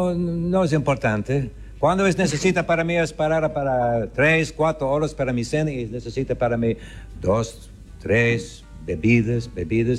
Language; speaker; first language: Spanish; non-native, learner; English